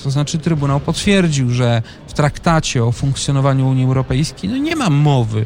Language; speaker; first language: Polish; native; Polish